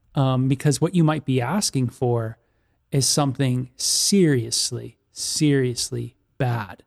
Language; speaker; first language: English; native; English